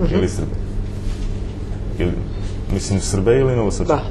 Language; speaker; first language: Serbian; non-native, fluent; Czech